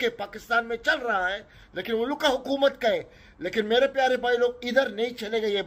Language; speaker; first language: Hindi; non-native, learner; Arabic